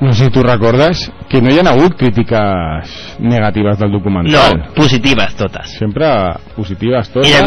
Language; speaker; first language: Catalan; native; Catalan